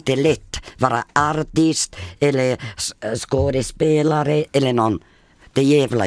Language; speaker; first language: Swedish; non-native, learner; Finnish